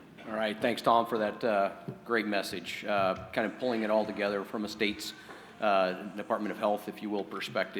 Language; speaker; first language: English; native; English